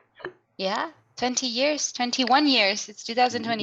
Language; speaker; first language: English; non-native, fluent; Spanish